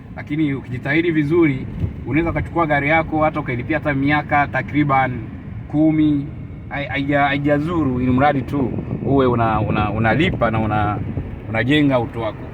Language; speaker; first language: Swahili; native; Swahili